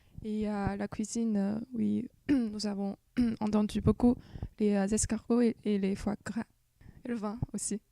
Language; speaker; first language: French; non-native, fluent; Chinese